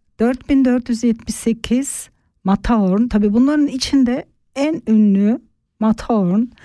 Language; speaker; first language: Turkish; native; Turkish